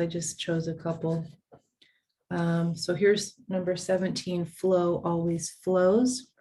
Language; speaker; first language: English; native; English